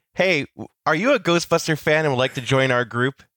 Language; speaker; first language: English; native; English